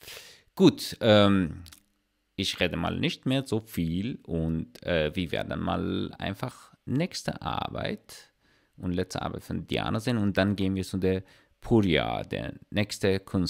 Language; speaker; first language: German; non-native, learner; Persian